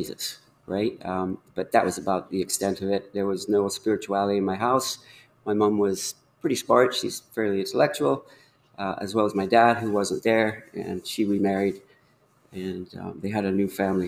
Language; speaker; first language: English; native; English